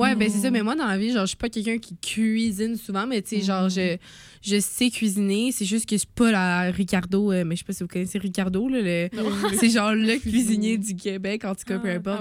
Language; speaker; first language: French; native; French